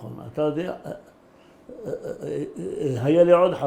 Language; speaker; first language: Hebrew; early bilingual, other home language; Arabic